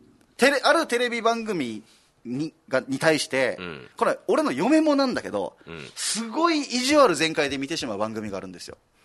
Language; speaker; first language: Japanese; native; Japanese